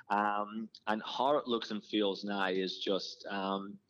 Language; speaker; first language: English; native; English